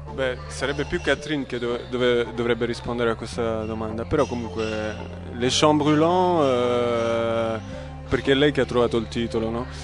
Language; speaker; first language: Italian; native; Italian